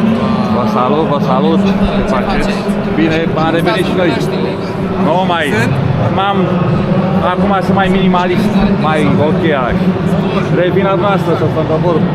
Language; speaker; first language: Romanian; native; Romanian